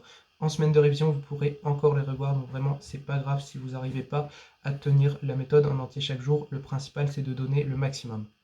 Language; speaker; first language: French; native; French